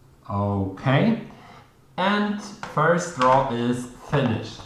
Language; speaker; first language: English; non-native, fluent; Polish